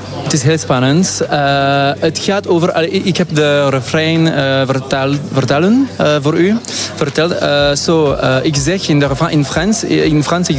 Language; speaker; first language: Dutch; non-native, local second language; French